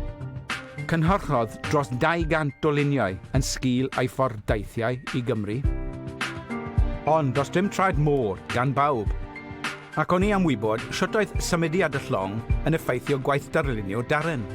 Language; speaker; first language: Welsh; native; Welsh